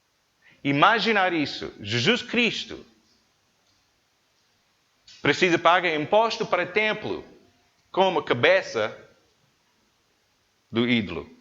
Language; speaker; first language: Portuguese; non-native, learner; English